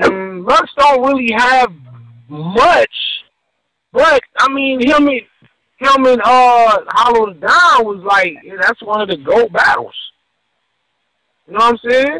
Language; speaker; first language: English; native; English